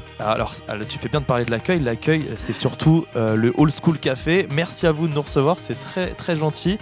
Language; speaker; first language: French; native; French